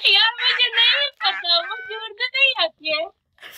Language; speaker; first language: Hindi; non-native, fluent; Pashto